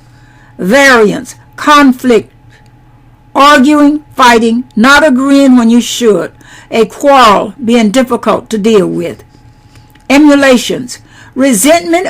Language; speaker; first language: English; native; English